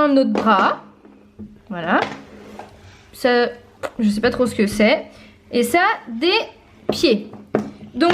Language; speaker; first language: French; native; French